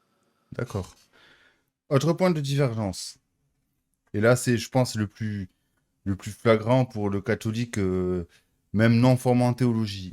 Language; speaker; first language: French; native; French